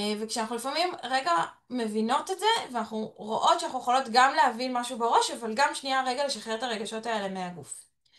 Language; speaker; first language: Hebrew; early bilingual, other home language; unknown